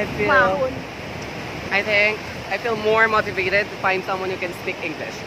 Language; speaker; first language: English; non-native, fluent; Filipino